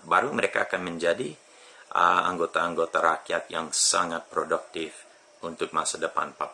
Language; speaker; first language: Indonesian; non-native, fluent; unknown